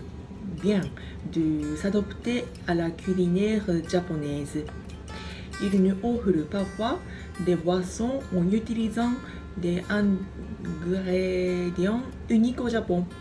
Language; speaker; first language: French; non-native, fluent; Japanese